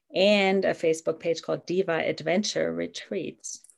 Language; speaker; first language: English; non-native, fluent; German